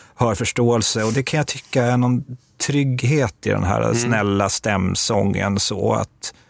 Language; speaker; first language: Swedish; native; Swedish